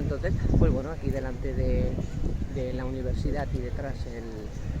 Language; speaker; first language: Spanish; native; Spanish